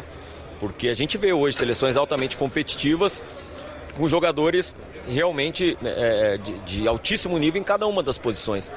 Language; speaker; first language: Portuguese; native; Portuguese